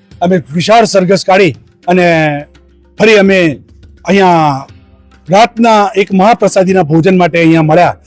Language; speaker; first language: Gujarati; non-native, local second language; Sindhi